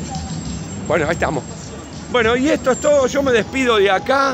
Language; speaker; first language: Spanish; native; Spanish